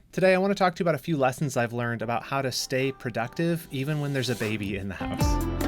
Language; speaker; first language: English; native; English